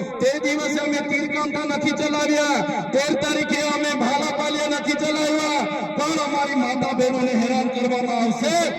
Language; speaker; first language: Gujarati; non-native, local second language; Vasavi